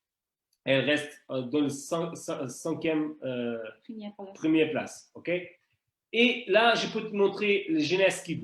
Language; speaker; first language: French; non-native, fluent; Portuguese